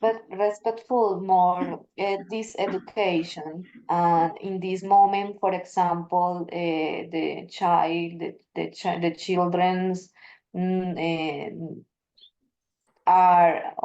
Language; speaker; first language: English; non-native, learner; Spanish